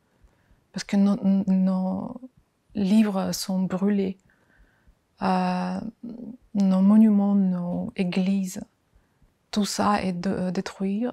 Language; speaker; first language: French; non-native, fluent; Ukrainian